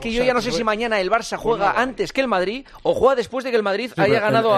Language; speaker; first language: Spanish; native; Spanish